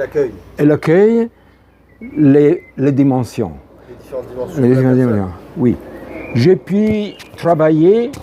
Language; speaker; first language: French; non-native, fluent; Italian